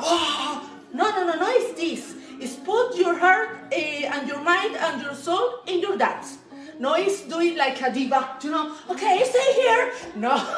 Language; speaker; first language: English; non-native, learner; Spanish